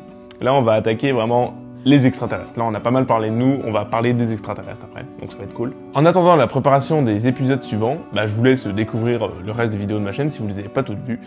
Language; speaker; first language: French; native; French